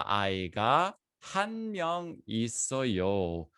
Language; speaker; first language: Korean; non-native, fluent; English